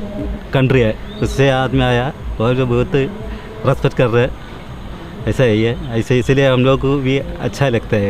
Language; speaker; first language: Hindi; non-native, local second language; Malayalam